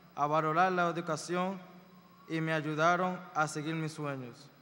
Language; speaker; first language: Spanish; early bilingual, other home language; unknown